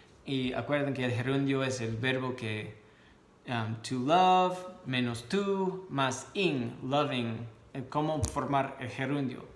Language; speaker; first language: Spanish; non-native, fluent; English